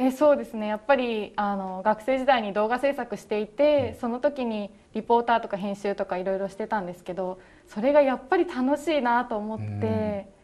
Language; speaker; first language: Japanese; native; Japanese